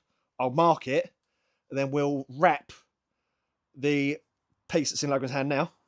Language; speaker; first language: English; native; English